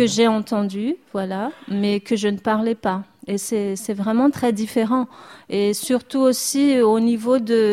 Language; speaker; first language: French; non-native, local second language; Malagasy